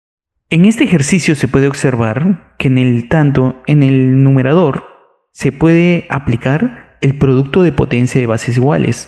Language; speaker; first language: Spanish; native; Spanish